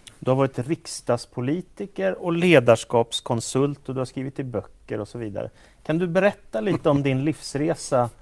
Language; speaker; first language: Swedish; native; Swedish